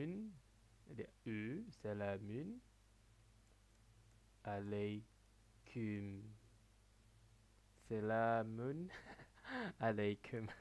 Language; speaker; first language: Turkish; non-native, fluent; Indonesian